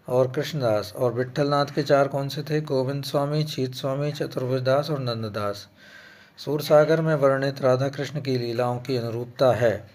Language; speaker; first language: Hindi; native; Hindi